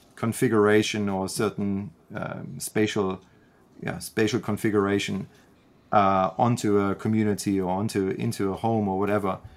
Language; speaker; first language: English; non-native, fluent; German